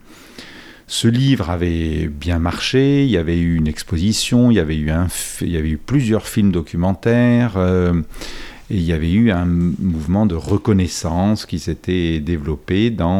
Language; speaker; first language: French; native; French